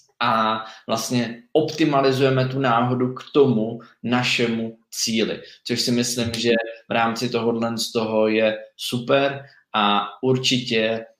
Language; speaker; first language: Czech; native; Czech